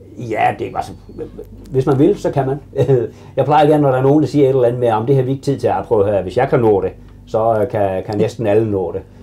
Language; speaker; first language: Danish; native; Danish